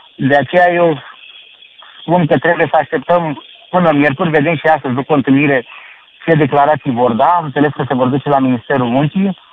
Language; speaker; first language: Romanian; native; Romanian